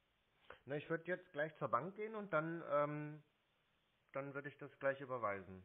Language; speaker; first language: German; native; German